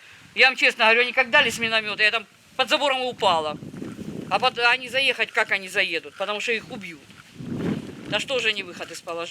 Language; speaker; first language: Russian; native; Russian